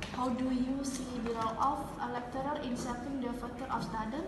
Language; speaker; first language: English; non-native, learner; Indonesian